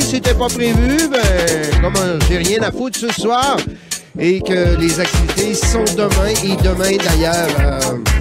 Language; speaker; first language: French; native; French